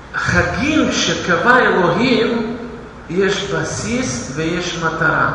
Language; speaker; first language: Hebrew; non-native, fluent; Russian